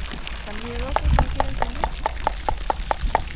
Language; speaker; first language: Spanish; native; Spanish